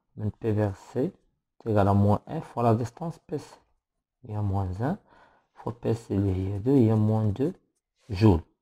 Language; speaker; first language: French; non-native, local second language; Arabic